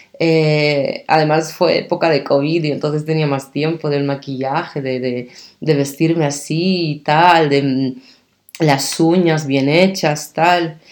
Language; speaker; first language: Spanish; early bilingual, other home language; Arabic